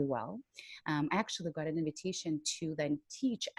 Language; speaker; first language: English; non-native, fluent; Ukrainian